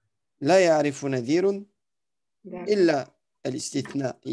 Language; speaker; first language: Arabic; non-native, fluent; French